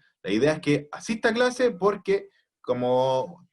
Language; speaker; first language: Spanish; native; Spanish